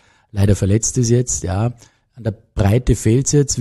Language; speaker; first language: German; native; German